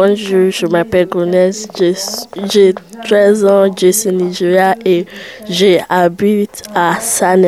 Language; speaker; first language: French; non-native, learner; English